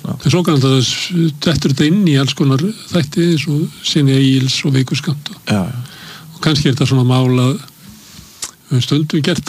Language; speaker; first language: Icelandic; native; Icelandic